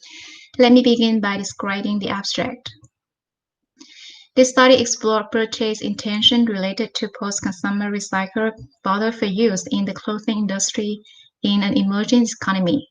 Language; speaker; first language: English; non-native, fluent; Vietnamese